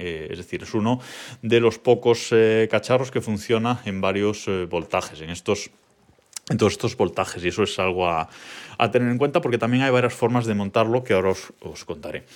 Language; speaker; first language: Spanish; native; Spanish